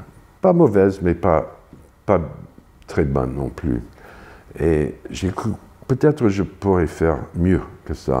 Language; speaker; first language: French; non-native, fluent; English